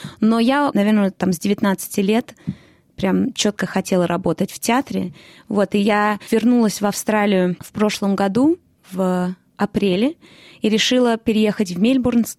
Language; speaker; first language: Russian; early bilingual, heritage; Russian